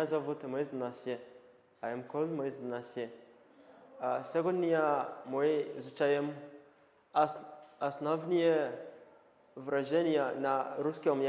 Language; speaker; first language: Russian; non-native, learner; Kinyarwanda